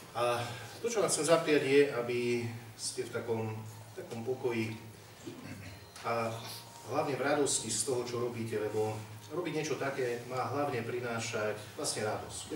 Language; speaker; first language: Slovak; native; Slovak